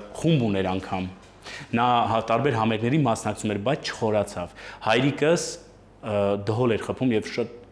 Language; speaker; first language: Armenian; early bilingual, heritage; Armenian